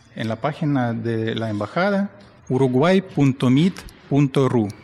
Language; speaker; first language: Spanish; non-native, fluent; Russian